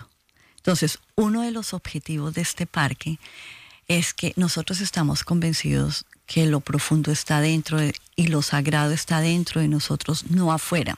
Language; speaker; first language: Spanish; native; Spanish